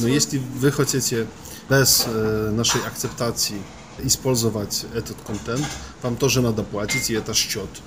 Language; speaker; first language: Russian; non-native, learner; Polish